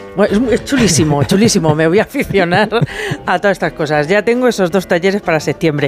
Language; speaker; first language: Spanish; native; Spanish